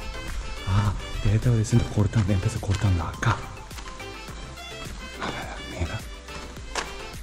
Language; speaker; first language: Spanish; non-native, learner; Japanese